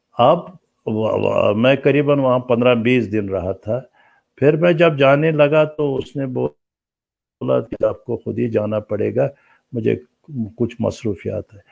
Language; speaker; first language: Urdu; non-native, local second language; Kashmiri